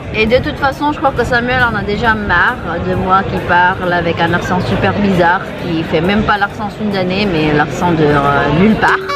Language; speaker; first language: French; non-native, fluent; Sundanese